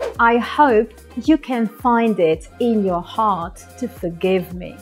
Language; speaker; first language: English; non-native, fluent; Russian